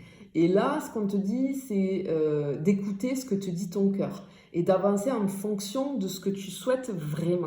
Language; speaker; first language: French; native; French